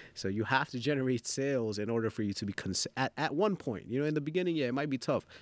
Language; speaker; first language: English; early bilingual, other home language; Bangla